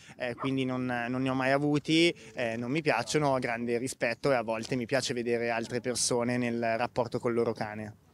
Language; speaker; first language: Italian; native; Italian